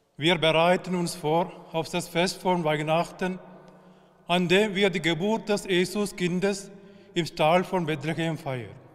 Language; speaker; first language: German; non-native, fluent; Malayalam